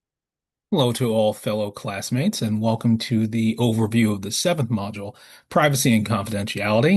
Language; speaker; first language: English; native; English